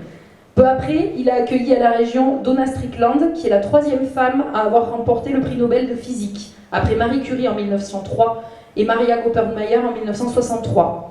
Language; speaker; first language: French; native; French